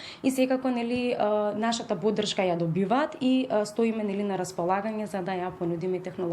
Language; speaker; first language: Macedonian; native; Macedonian